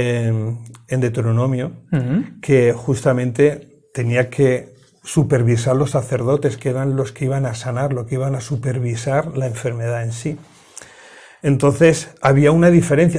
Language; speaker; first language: Spanish; native; Spanish